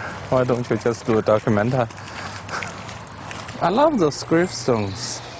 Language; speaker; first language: English; non-native, fluent; Chinese